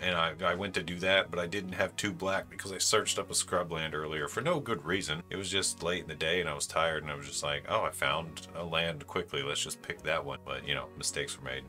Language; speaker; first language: English; native; English